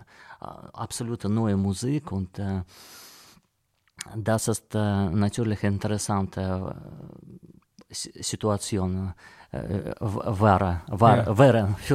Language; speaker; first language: German; non-native, learner; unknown